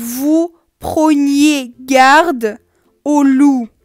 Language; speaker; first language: French; non-native, fluent; Russian